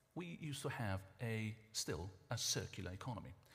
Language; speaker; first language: English; non-native, fluent; Italian